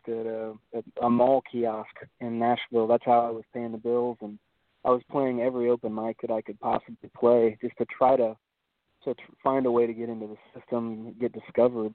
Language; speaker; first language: English; native; English